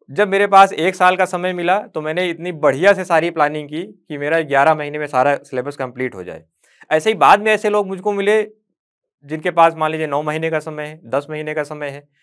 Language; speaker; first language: Hindi; native; Hindi